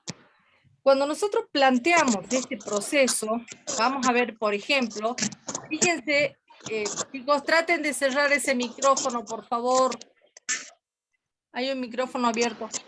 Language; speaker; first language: Spanish; native; Spanish